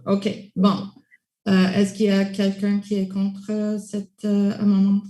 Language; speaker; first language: French; non-native, local second language; English